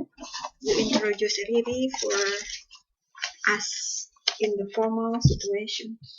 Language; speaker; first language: English; non-native, fluent; Indonesian